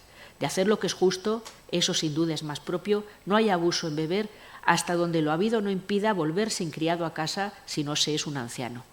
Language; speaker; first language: Spanish; native; Spanish